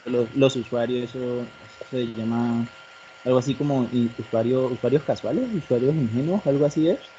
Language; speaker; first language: Spanish; native; Spanish